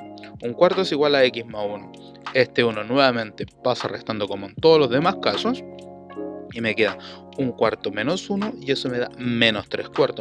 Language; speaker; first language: Spanish; native; Spanish